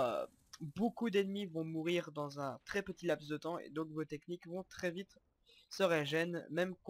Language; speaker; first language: French; native; French